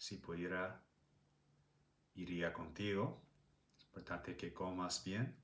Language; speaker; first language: Spanish; non-native, fluent; English